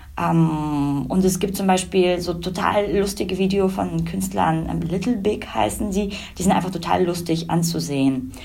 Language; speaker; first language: German; early bilingual, other home language; Russian